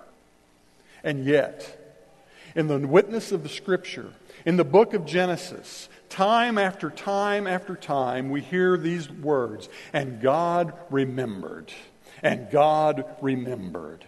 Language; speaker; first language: English; native; English